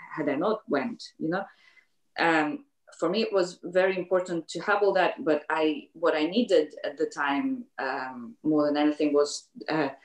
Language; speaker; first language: English; native; English